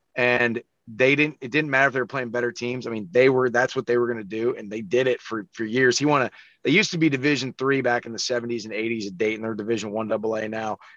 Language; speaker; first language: English; native; English